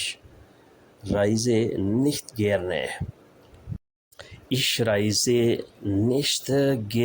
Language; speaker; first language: German; non-native, learner; Urdu